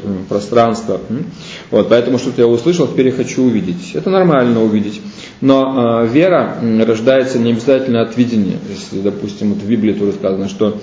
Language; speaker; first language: Russian; native; Russian